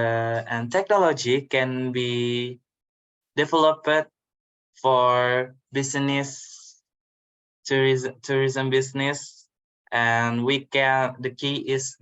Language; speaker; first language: English; non-native, learner; Indonesian